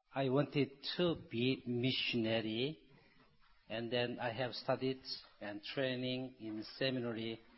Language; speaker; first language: English; non-native, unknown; Korean